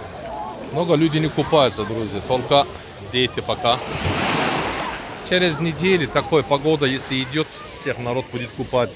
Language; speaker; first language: Russian; non-native, learner; Turkish